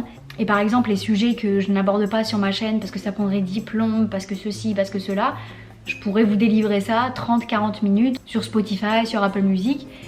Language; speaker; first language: French; native; French